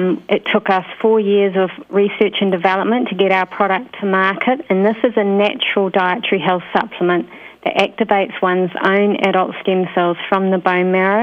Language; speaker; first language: English; native; English